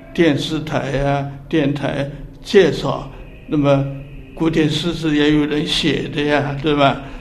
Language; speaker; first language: Chinese; native; Chinese